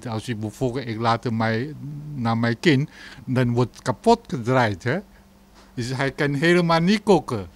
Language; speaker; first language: Dutch; non-native, learner; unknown